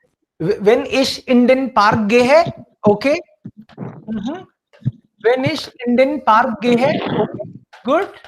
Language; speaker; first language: German; non-native, fluent; Hindi